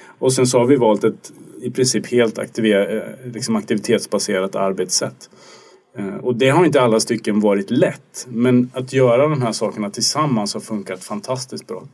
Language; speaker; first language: Swedish; native; Swedish